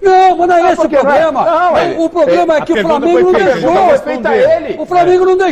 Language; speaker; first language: Portuguese; native; Portuguese